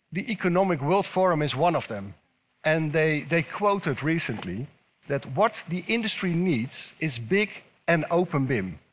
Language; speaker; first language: English; non-native, fluent; Dutch